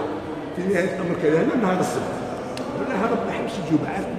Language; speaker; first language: Arabic; native; Arabic